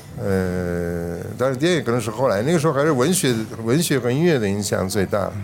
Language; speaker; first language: Chinese; non-native, fluent; Italian